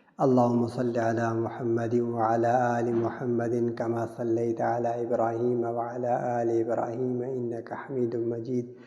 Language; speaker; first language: Urdu; non-native, local second language; Sindhi